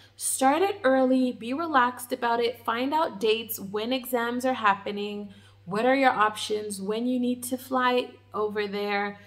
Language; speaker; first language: English; native; English